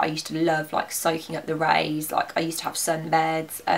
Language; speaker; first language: English; native; English